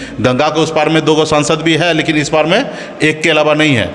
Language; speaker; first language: Hindi; native; Hindi